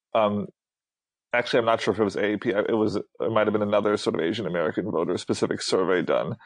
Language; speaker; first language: English; early bilingual, other home language; Hindi